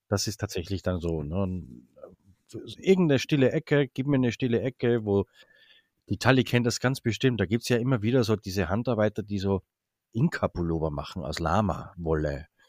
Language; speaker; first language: German; native; German